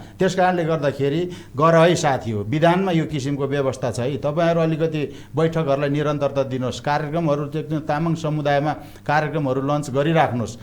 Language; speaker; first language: Nepali; non-native, local second language; Eastern Tamang